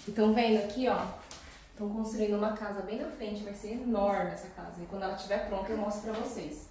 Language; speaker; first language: Portuguese; native; Portuguese